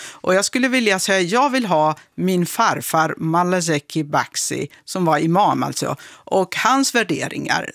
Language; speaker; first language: Swedish; non-native, fluent; Kurdish